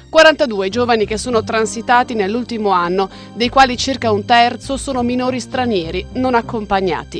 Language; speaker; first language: Italian; native; Italian